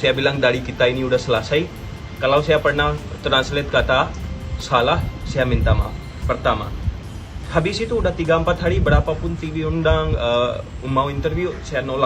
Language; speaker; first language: Indonesian; non-native, fluent; Hindi